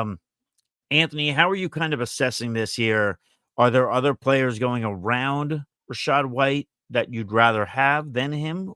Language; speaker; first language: English; native; English